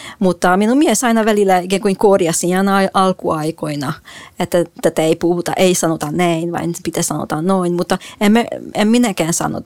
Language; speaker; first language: Finnish; non-native, fluent; Hungarian